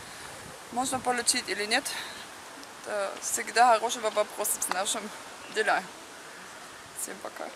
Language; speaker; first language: Russian; non-native, learner; German